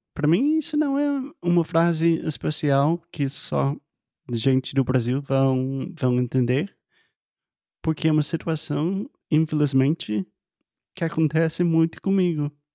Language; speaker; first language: Portuguese; non-native, learner; English